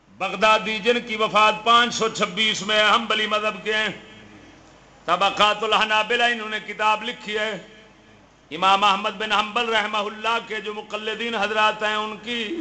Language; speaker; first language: Urdu; non-native, local second language; Punjabi